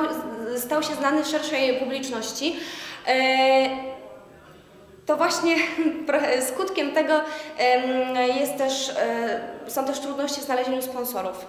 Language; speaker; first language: Polish; native; Polish